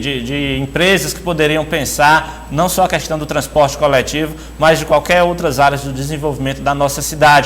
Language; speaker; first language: Portuguese; native; Portuguese